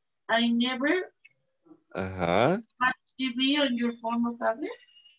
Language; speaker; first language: English; non-native, learner; Spanish